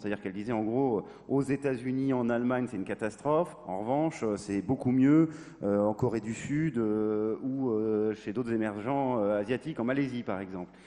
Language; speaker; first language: French; native; French